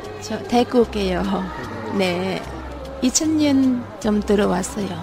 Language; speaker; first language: Korean; non-native, learner; Thai